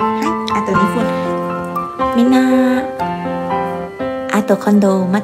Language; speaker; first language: Japanese; non-native, learner; Thai